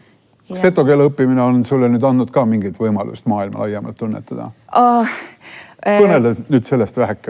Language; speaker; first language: Estonian; native; Estonian